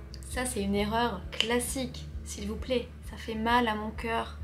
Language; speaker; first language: French; native; French